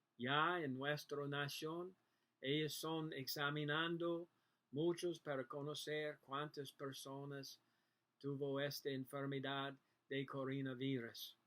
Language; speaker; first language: Spanish; non-native, learner; English